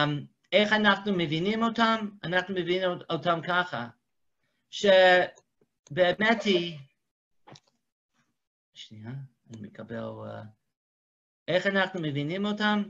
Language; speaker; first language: Hebrew; non-native, fluent; English